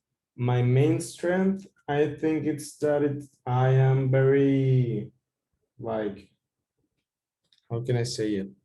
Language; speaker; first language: English; non-native, fluent; Spanish